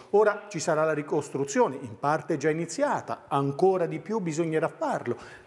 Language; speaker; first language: Italian; native; Italian